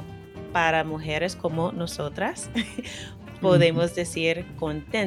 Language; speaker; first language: Spanish; non-native, fluent; English